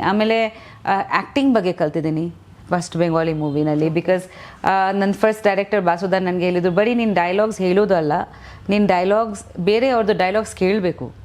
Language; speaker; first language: Kannada; non-native, fluent; Bangla